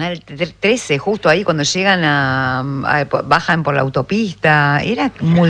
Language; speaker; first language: Spanish; native; Spanish